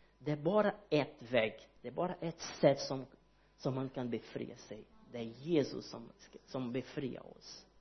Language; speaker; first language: Swedish; non-native, learner; Portuguese